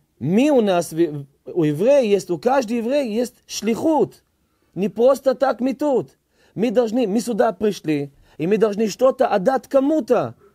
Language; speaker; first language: Russian; early bilingual, heritage; Hebrew